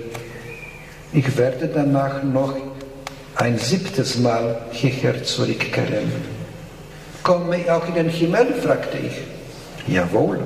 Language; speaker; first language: German; non-native, fluent; Polish